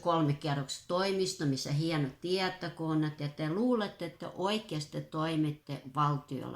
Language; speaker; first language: Finnish; non-native, fluent; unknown